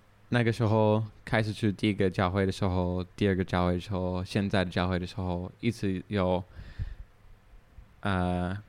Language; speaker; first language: Chinese; non-native, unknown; English